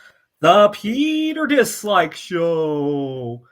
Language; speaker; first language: English; native; English